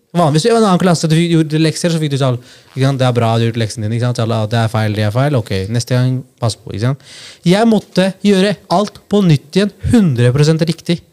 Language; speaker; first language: Norwegian; early bilingual, other home language; Punjabi